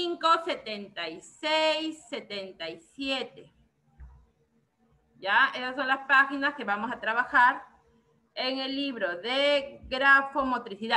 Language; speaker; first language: Spanish; native; Spanish